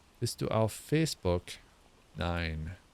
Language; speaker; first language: German; non-native, learner; English